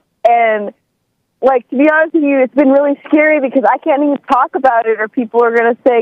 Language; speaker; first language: English; native; English